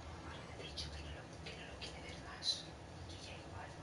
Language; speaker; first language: Spanish; native; Spanish